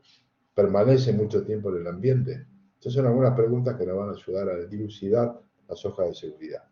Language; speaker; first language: Spanish; native; Spanish